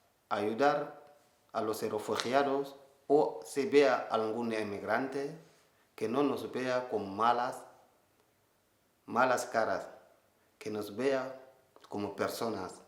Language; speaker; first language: Spanish; non-native, learner; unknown